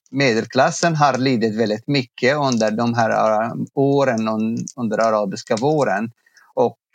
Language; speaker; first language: Swedish; non-native, fluent; Arabic